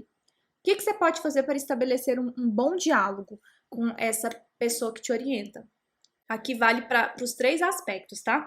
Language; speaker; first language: Portuguese; native; Portuguese